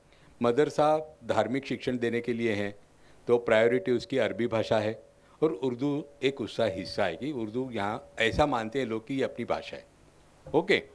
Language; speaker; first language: Hindi; non-native, local second language; Marathi